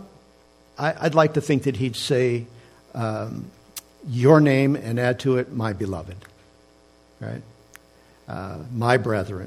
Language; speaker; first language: English; native; English